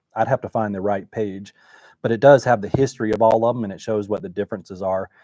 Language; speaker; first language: English; native; English